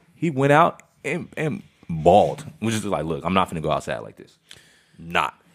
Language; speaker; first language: English; native; English